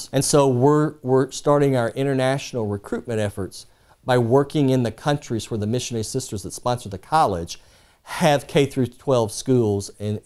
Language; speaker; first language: English; non-native, fluent; Spanish